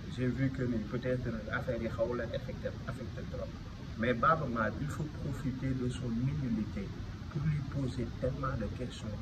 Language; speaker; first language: French; non-native, local second language; Wolof